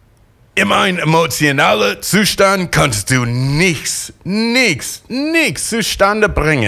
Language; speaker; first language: German; non-native, fluent; English